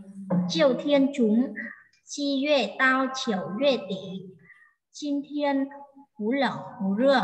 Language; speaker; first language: Chinese; non-native, learner; Vietnamese